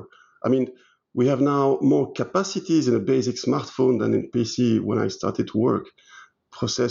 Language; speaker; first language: English; non-native, fluent; French